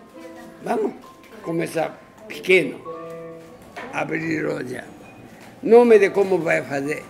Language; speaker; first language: Portuguese; non-native, learner; Japanese